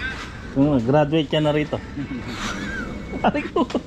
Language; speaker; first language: Filipino; native; Filipino